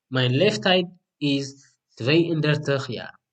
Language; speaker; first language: Dutch; non-native, fluent; Tigrinya